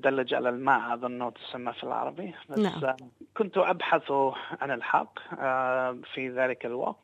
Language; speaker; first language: Arabic; non-native, fluent; English